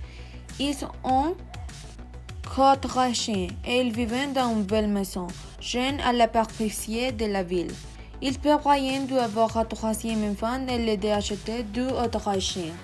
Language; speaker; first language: French; non-native, learner; Spanish